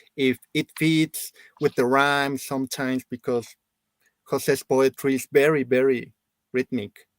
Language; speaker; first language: English; non-native, learner; Spanish